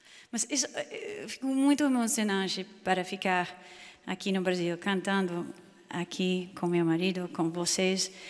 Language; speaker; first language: Portuguese; non-native, fluent; English